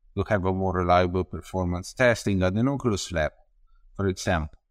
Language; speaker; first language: English; non-native, fluent; Italian